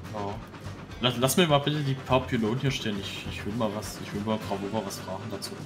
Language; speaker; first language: German; native; German